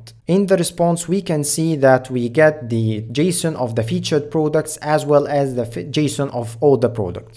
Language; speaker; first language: English; non-native, fluent; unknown